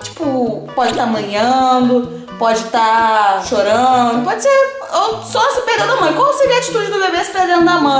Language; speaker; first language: Portuguese; native; Portuguese